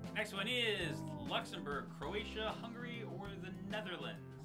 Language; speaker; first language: English; native; English